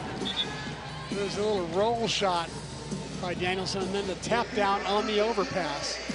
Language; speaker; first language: English; native; English